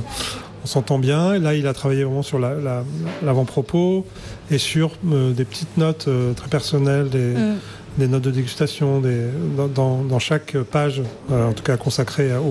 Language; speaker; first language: French; native; French